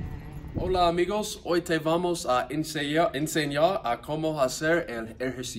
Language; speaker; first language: Spanish; non-native, learner; English